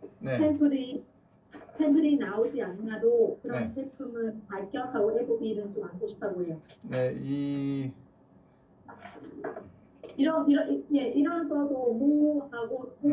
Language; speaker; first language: Korean; non-native, fluent; Vietnamese